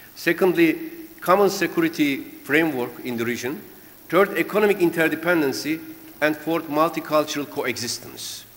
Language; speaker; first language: English; non-native, fluent; Turkish